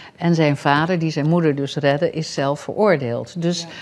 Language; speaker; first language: Dutch; native; Dutch